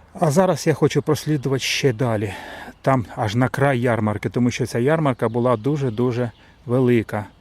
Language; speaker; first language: Ukrainian; native; Ukrainian